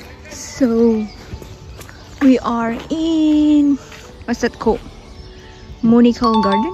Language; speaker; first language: English; non-native, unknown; Indonesian